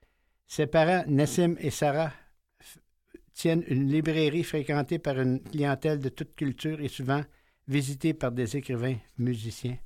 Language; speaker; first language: French; native; French